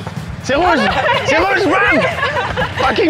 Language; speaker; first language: French; native; French